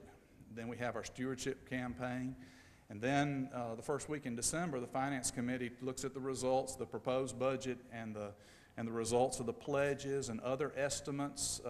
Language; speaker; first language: English; native; English